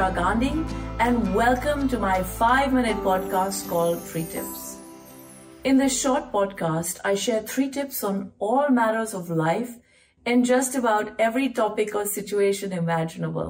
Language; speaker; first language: English; non-native, local second language; Hindi